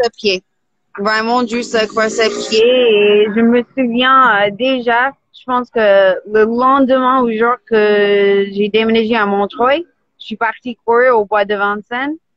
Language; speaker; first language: French; non-native, fluent; English